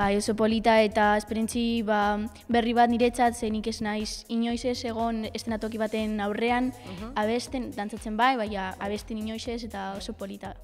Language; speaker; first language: Basque; non-native, local second language; Spanish